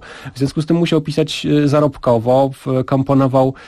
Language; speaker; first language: Polish; native; Polish